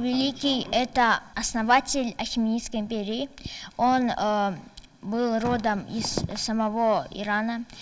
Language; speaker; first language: Russian; non-native, local second language; Tajik